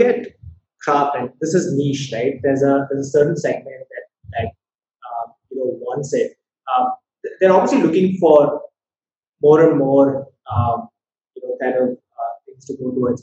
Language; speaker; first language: English; non-native, local second language; Tamil